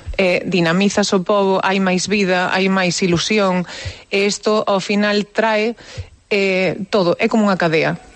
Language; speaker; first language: Galician; native; Galician